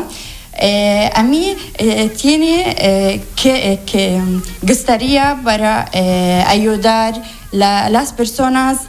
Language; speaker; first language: Spanish; non-native, learner; Arabic